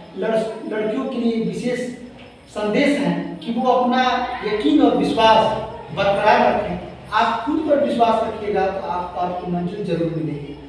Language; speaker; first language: Hindi; native; Hindi